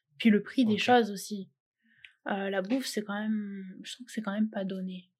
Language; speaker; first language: French; native; French